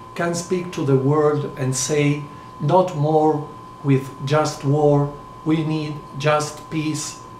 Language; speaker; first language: English; non-native, fluent; Spanish